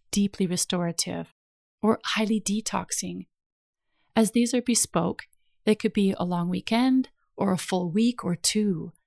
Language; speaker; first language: English; native; English